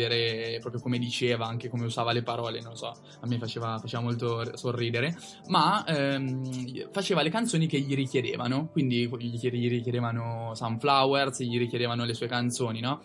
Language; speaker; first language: Italian; native; Italian